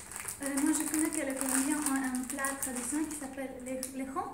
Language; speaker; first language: French; non-native, fluent; Ukrainian